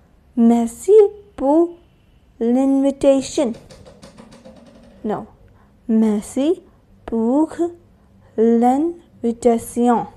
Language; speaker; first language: French; non-native, learner; Hindi